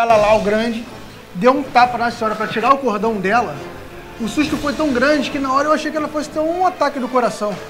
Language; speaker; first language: Portuguese; native; Portuguese